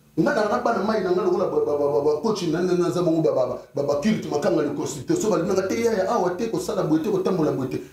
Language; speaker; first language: Lingala; native; Lingala